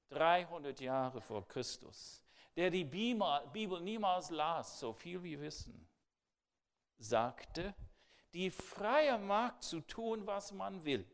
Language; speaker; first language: German; non-native, fluent; English